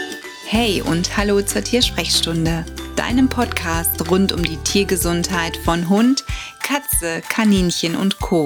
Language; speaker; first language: German; native; German